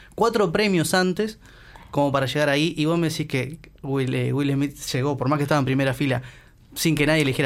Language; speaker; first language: Spanish; native; Spanish